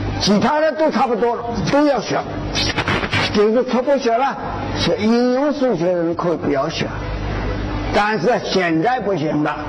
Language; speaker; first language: Chinese; non-native, local second language; Wu Chinese